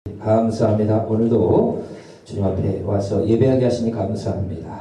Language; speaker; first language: Korean; native; Korean